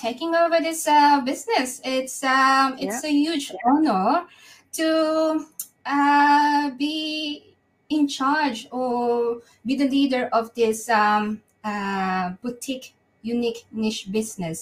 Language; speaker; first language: English; non-native, local second language; Filipino